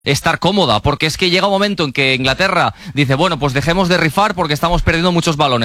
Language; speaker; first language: Spanish; native; Spanish